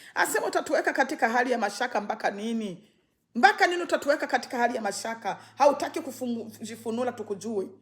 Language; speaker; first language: Swahili; native; Swahili